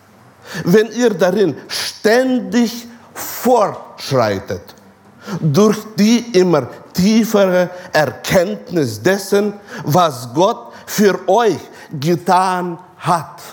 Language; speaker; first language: German; non-native, fluent; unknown